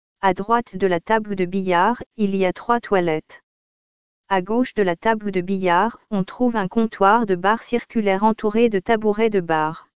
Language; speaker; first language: French; native; French